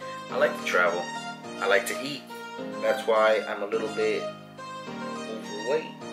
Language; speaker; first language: English; early bilingual, other home language; Spanish